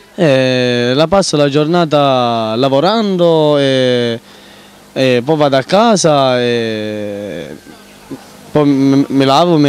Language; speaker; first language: Italian; native; Italian